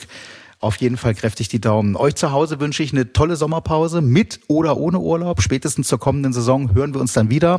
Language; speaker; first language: German; native; German